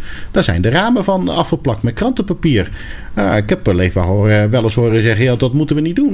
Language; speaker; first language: Dutch; native; Dutch